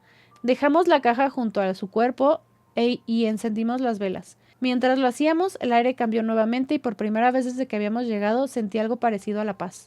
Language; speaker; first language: Spanish; native; Spanish